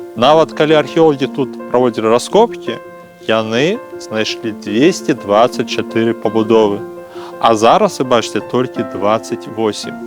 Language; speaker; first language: Belarusian; native; Belarusian